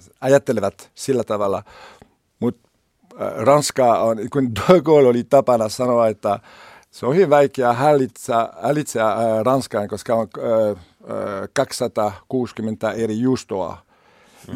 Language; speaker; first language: Finnish; non-native, learner; French